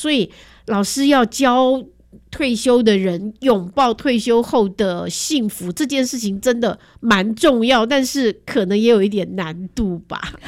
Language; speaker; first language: Chinese; native; Chinese